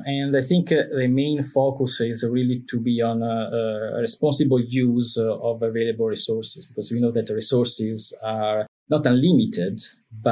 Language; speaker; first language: English; non-native, fluent; Italian